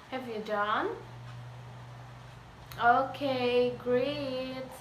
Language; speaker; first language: English; non-native, learner; Indonesian